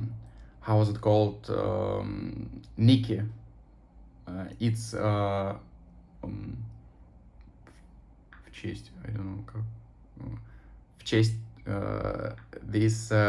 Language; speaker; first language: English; non-native, learner; Russian